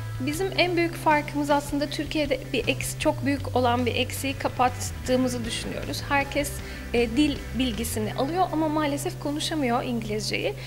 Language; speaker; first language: Turkish; native; Turkish